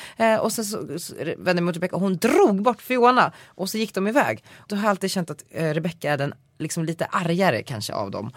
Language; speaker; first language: Swedish; native; Swedish